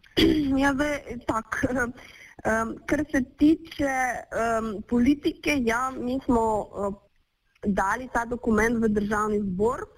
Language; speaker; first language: Slovenian; native; Slovenian